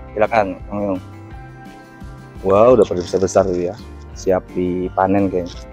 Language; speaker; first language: Indonesian; native; Indonesian